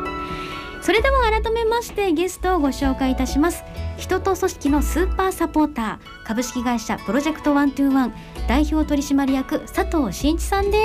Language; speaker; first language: Japanese; native; Japanese